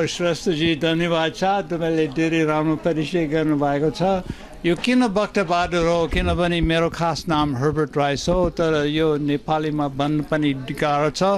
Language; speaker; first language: Nepali; non-native, fluent; German